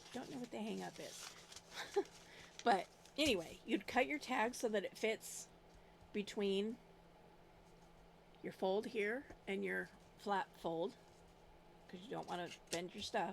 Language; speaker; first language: English; native; English